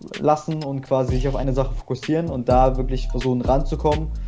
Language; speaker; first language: German; early bilingual, other home language; English